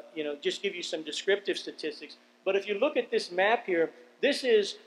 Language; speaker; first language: English; native; English